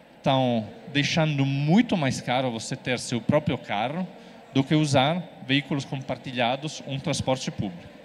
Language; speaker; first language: Portuguese; non-native, fluent; Italian